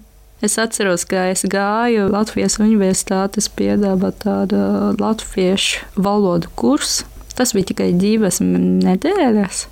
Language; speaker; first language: Latvian; non-native, learner; Japanese